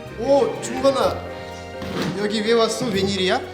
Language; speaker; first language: Korean; non-native, learner; Russian